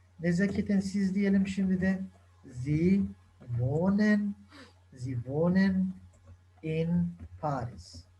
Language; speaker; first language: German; non-native, fluent; Turkish